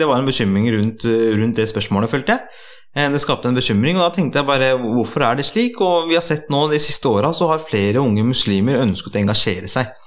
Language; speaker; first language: Norwegian; early bilingual, other home language; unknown